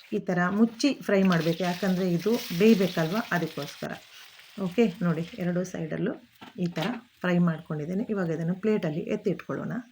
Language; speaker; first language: Kannada; non-native, local second language; Konkani